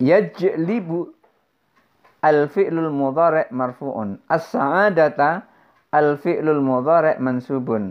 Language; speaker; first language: Arabic; non-native, fluent; Indonesian